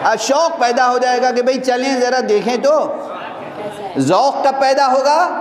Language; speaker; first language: Urdu; native; Urdu